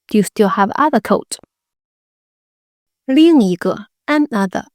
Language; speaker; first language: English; non-native, fluent; Chinese